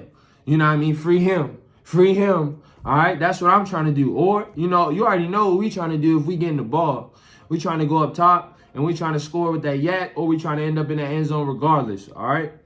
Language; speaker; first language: English; native; English